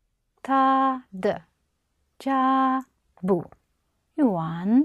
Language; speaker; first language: Chinese; non-native, learner; English